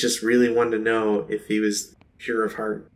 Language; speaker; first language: English; native; English